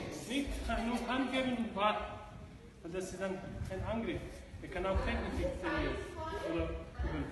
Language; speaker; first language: German; non-native, learner; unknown